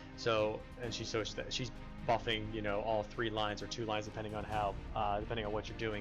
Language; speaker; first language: English; native; English